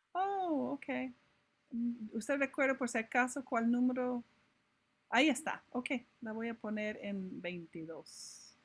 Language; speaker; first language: Spanish; non-native, fluent; English